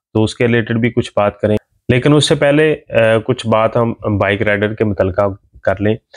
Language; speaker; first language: Urdu; non-native, local second language; Punjabi